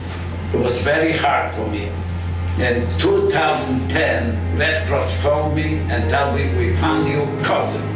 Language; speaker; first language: English; non-native, fluent; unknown